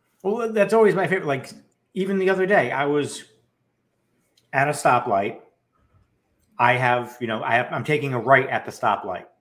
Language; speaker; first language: English; native; English